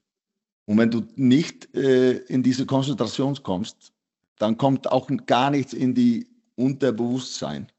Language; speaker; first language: German; non-native, fluent; Icelandic